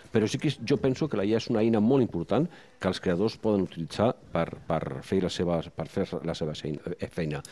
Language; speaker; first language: Catalan; non-native, local second language; Spanish